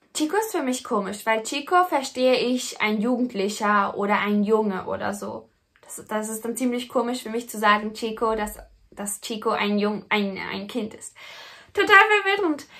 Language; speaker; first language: German; native; German